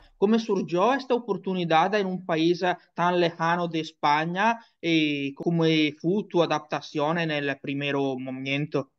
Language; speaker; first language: Spanish; non-native, learner; Italian